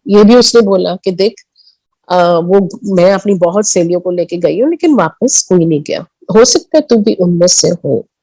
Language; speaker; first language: Hindi; early bilingual, heritage; Hindi